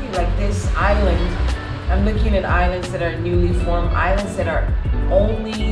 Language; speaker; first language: English; native; English